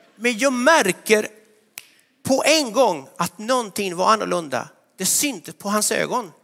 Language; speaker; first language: Swedish; non-native, fluent; Spanish